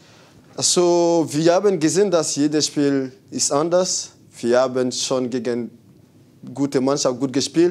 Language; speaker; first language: German; non-native, fluent; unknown